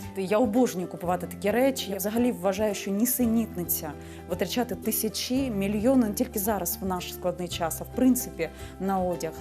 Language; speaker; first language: Ukrainian; native; Ukrainian